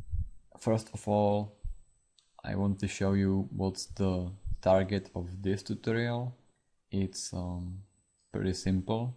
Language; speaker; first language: English; non-native, fluent; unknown